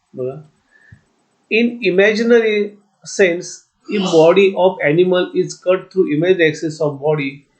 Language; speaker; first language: English; non-native, local second language; Marathi